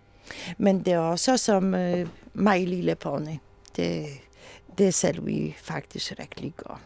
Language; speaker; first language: Danish; non-native, learner; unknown